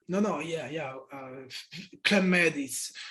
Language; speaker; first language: English; non-native, learner; French